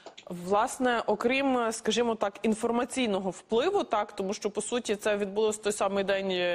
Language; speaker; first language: Ukrainian; native; Ukrainian